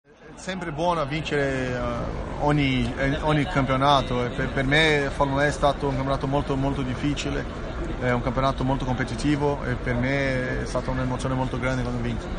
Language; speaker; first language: Italian; early bilingual, heritage; Portuguese